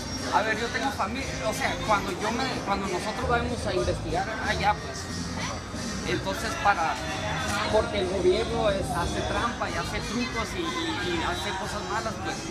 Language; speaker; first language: Spanish; early bilingual, heritage; Spanish